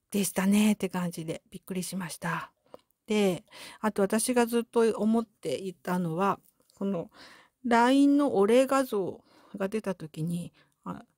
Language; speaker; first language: Japanese; native; Japanese